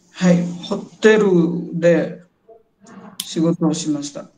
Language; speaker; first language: Japanese; non-native, learner; Nepali